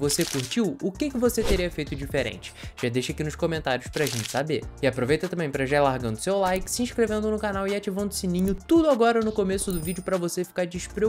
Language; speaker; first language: Portuguese; native; Portuguese